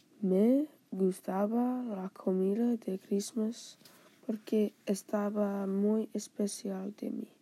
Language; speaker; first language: Spanish; non-native, learner; English